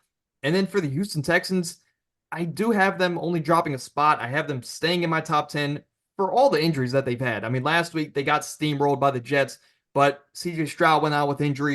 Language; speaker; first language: English; native; English